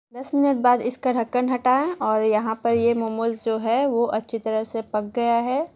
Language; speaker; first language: Hindi; native; Hindi